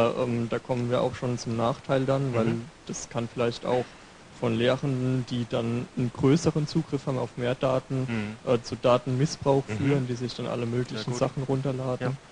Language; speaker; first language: German; native; German